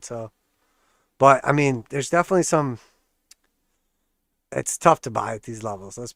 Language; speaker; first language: English; native; English